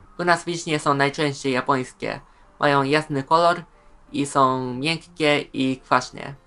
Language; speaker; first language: Polish; non-native, fluent; Japanese